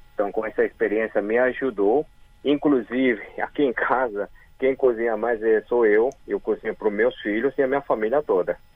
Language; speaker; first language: Portuguese; early bilingual, other home language; Korean